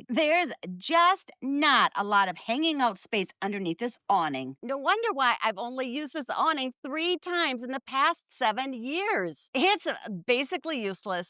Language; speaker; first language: English; native; English